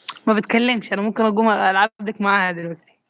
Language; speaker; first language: Arabic; native; Arabic